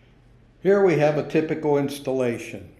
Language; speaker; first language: English; native; English